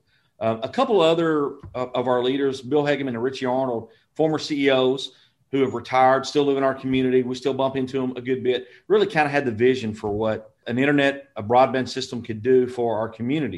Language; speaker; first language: English; native; English